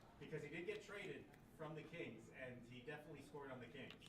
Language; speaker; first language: English; native; English